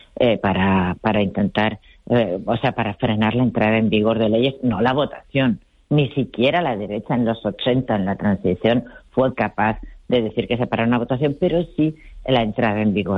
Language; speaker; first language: Spanish; native; Spanish